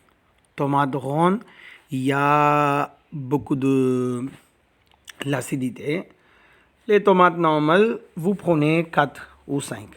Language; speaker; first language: French; non-native, learner; Tamil